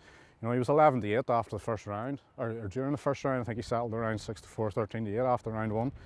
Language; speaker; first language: English; native; English